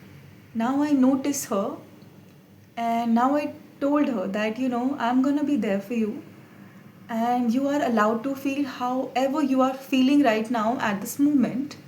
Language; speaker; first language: English; non-native, local second language; Hindi